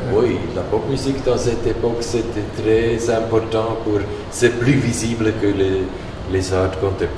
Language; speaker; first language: French; non-native, learner; German